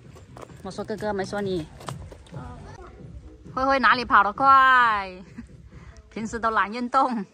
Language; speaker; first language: Chinese; native; Chinese